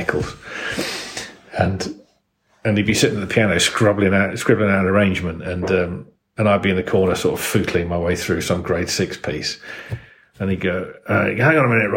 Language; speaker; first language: English; native; English